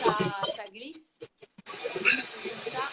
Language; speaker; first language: French; non-native, fluent; Italian